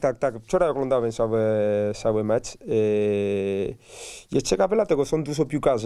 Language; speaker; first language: Polish; non-native, learner; Spanish